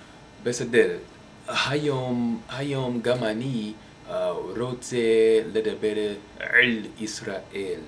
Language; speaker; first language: Hebrew; non-native, learner; English